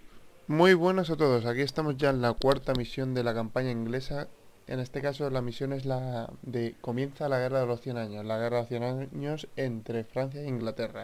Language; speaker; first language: Spanish; native; Spanish